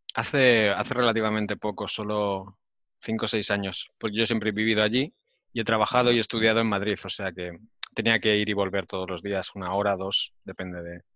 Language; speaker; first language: Spanish; native; Spanish